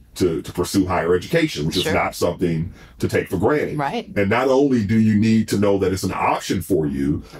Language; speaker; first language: English; native; English